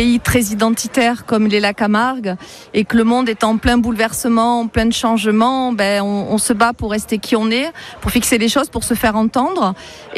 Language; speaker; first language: French; native; French